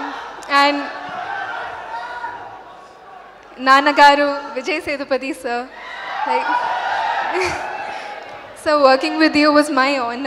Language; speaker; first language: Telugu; non-native, learner; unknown